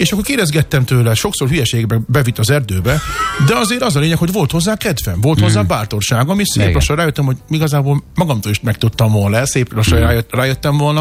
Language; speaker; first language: Hungarian; native; Hungarian